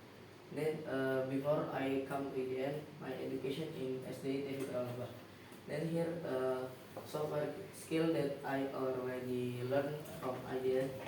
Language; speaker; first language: English; non-native, learner; Indonesian